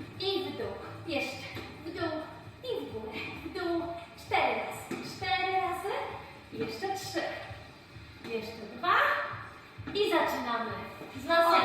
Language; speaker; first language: Polish; native; Polish